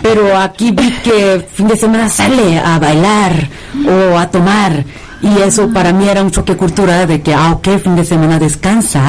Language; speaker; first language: Spanish; non-native, fluent; Korean